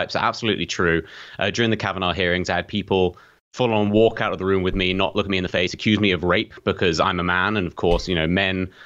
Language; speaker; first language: English; native; English